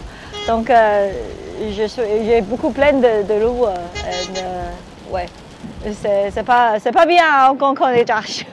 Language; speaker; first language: French; non-native, learner; Cantonese